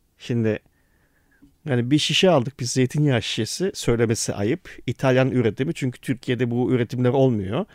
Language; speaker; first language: Turkish; early bilingual, heritage; Turkish